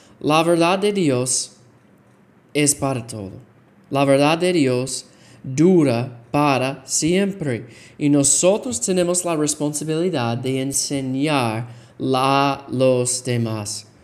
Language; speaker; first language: Spanish; non-native, fluent; English